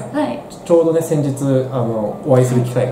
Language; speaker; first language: Japanese; native; Japanese